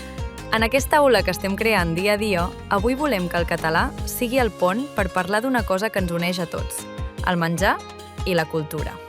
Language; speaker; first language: Catalan; native; Catalan